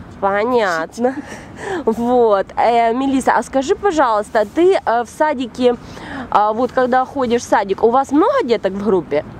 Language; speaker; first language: Russian; native; Russian